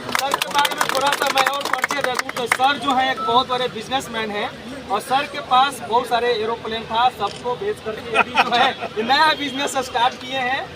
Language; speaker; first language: Hindi; native; Hindi